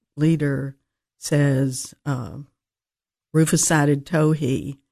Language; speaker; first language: English; native; English